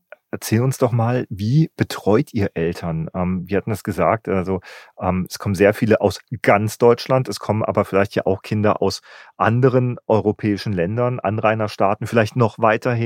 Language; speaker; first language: German; native; German